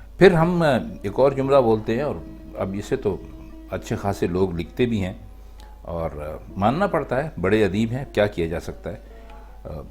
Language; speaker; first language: Urdu; native; Urdu